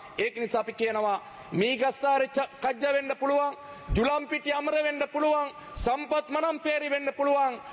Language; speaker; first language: Sinhala; native; Sinhala